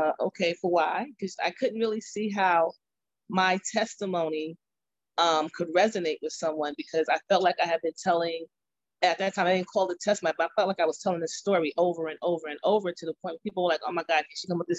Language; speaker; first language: English; native; English